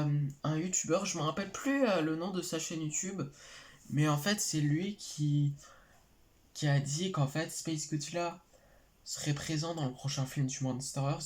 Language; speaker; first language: French; native; French